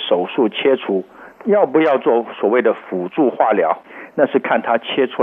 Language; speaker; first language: Chinese; native; Chinese